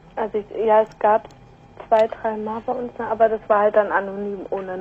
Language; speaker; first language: German; native; German